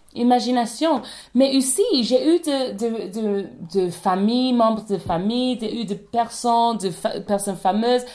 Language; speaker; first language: French; non-native, learner; English